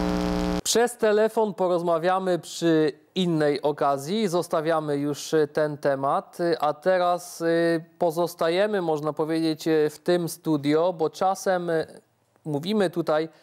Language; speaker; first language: Polish; native; Polish